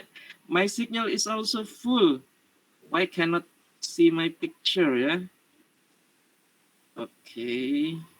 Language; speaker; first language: English; non-native, learner; Indonesian